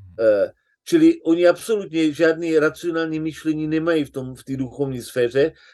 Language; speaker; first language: Czech; native; Czech